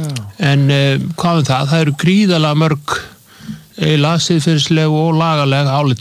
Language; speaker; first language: Icelandic; native; Icelandic